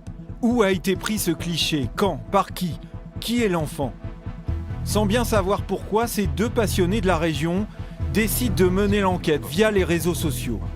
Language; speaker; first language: French; native; French